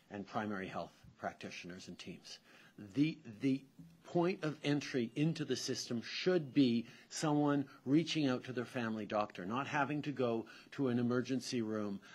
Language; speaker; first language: English; early bilingual, other home language; French